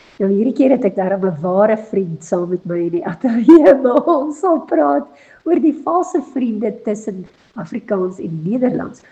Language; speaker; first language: Afrikaans; native; Afrikaans